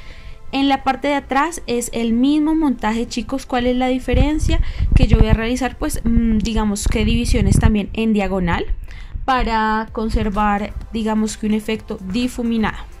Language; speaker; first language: Spanish; native; Spanish